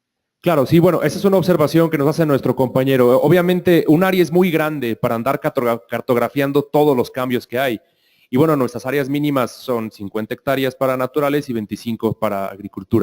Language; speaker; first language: Spanish; native; Spanish